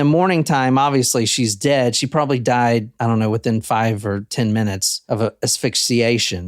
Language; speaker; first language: English; native; English